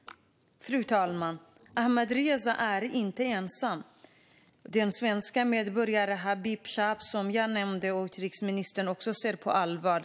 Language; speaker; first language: Swedish; non-native, fluent; Kurdish